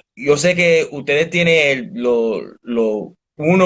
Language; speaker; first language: Spanish; early bilingual, heritage; Spanish